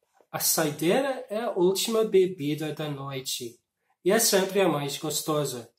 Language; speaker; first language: Portuguese; non-native, fluent; English